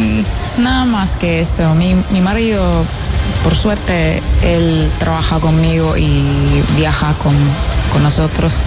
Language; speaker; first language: Spanish; non-native, fluent; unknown